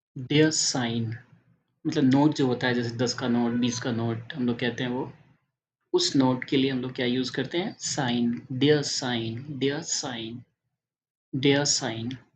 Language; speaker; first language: Hindi; native; Hindi